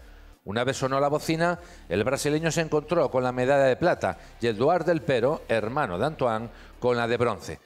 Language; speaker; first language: Spanish; native; Spanish